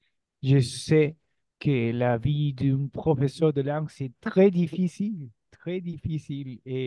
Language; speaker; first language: French; non-native, learner; Spanish